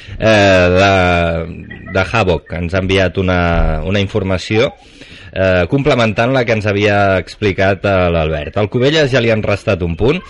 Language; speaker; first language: Catalan; native; Catalan